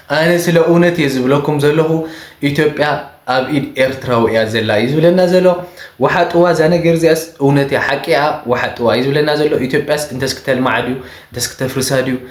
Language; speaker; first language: Tigrinya; native; Tigrinya